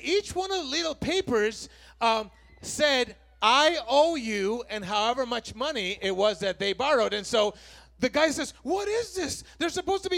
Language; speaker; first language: English; non-native, fluent; Spanish